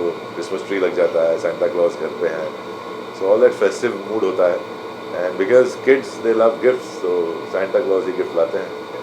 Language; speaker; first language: Hindi; native; Hindi